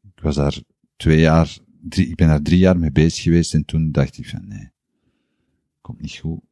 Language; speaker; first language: Dutch; native; Dutch